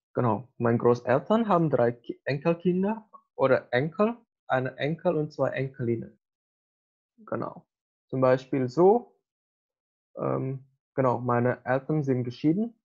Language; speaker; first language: German; non-native, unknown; Indonesian